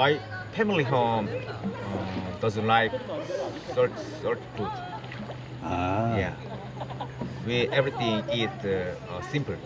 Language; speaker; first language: English; non-native, learner; Korean